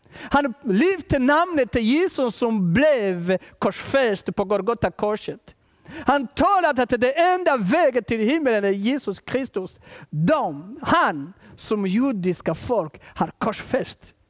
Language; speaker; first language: Swedish; non-native, fluent; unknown